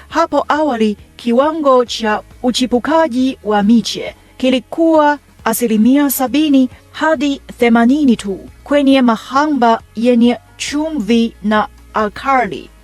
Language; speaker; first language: Swahili; non-native, fluent; Chinese